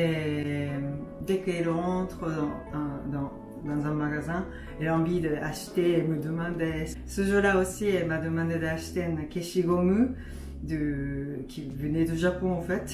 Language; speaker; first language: French; non-native, fluent; Japanese